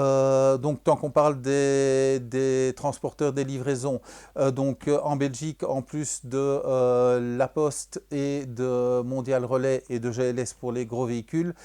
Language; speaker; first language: French; native; French